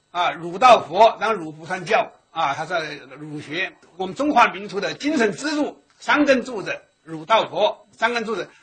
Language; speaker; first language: Chinese; native; Chinese